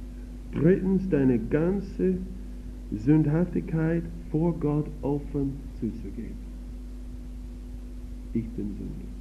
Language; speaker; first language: German; non-native, fluent; English